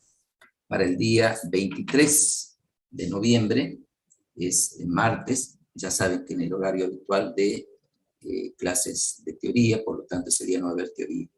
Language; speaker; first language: Spanish; native; Spanish